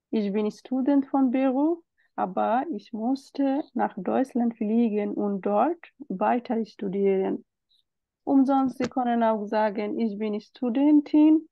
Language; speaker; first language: German; non-native, learner; Bangla